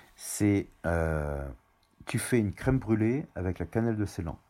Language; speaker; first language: French; native; French